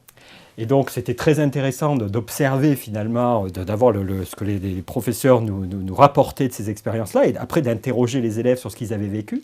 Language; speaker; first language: French; native; French